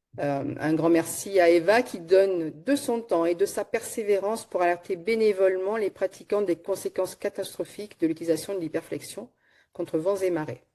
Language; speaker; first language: French; native; French